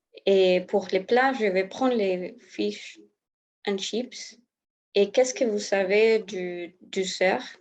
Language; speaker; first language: French; non-native, learner; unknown